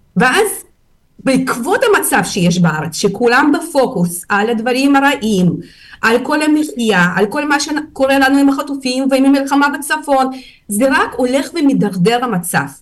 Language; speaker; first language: Hebrew; non-native, fluent; Russian